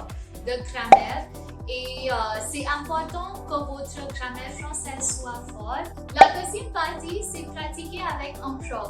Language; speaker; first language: French; non-native, fluent; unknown